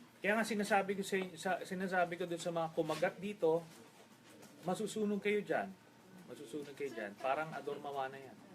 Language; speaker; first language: Filipino; native; Filipino